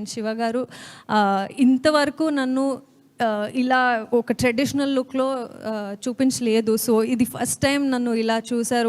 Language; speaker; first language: Telugu; non-native, learner; Kannada